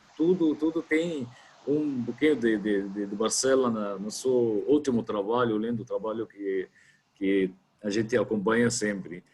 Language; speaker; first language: Portuguese; non-native, fluent; Arabic